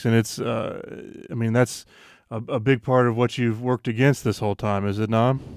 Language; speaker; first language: English; native; English